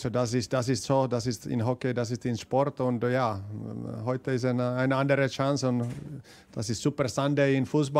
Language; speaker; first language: German; non-native, learner; Finnish